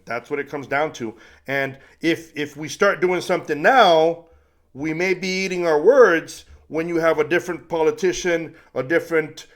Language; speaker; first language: English; native; English